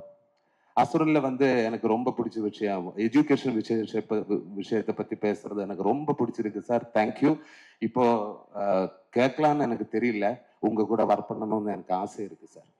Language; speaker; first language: Tamil; non-native, fluent; Malayalam